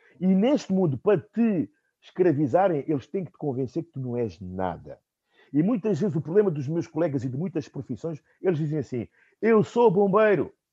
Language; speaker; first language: Portuguese; non-native, local second language; Upper Guinea Crioulo